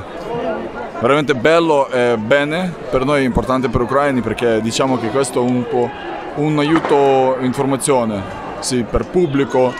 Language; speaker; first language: Italian; non-native, fluent; Ukrainian